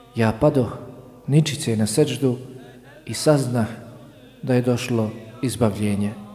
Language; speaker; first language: Serbian; native; Serbian